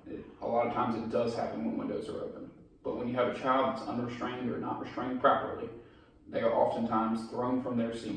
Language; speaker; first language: English; native; English